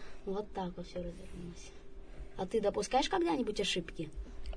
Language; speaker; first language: Russian; native; Russian